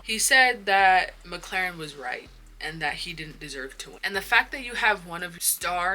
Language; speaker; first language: English; native; English